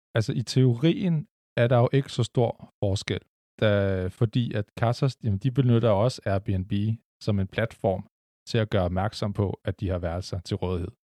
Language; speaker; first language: Danish; native; Danish